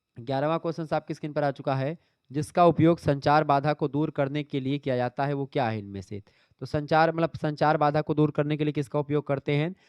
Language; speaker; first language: Hindi; native; Hindi